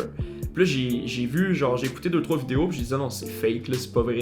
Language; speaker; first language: French; native; French